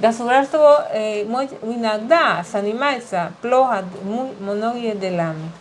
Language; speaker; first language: Russian; non-native, learner; Spanish